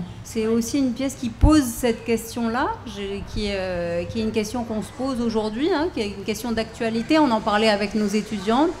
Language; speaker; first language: French; native; French